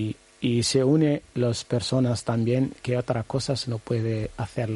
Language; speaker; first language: Spanish; non-native, learner; Arabic